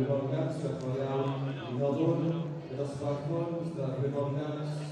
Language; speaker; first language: Welsh; native; Welsh